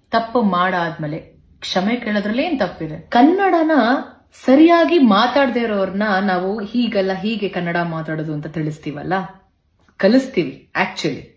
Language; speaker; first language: Kannada; native; Kannada